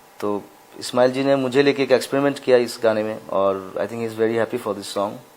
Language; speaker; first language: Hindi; non-native, local second language; Assamese